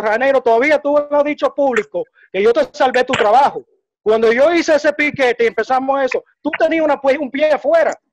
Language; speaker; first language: Spanish; early bilingual, heritage; Spanish